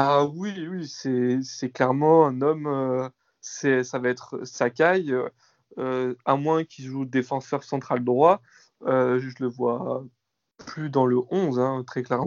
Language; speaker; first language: French; native; French